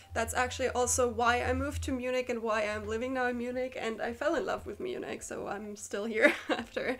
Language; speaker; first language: English; non-native, fluent; German